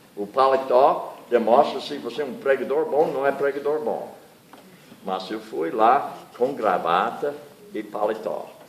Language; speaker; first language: Portuguese; non-native, fluent; English